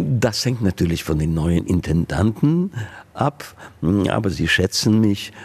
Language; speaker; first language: German; non-native, fluent; Georgian